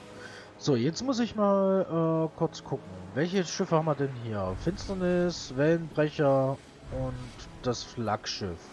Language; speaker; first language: German; native; German